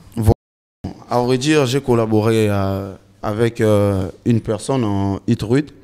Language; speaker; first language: French; non-native, local second language; Lingala